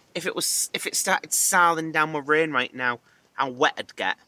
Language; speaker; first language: English; native; English